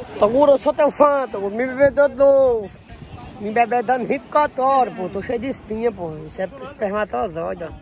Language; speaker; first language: Portuguese; native; Portuguese